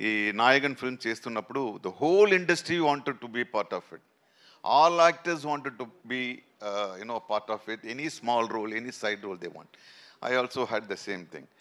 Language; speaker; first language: Telugu; non-native, local second language; Tamil